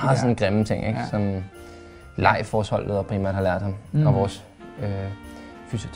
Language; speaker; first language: Danish; native; Danish